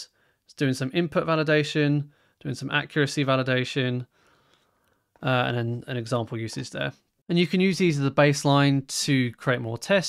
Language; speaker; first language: English; native; English